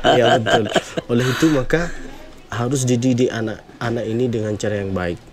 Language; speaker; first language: Indonesian; non-native, fluent; Arabic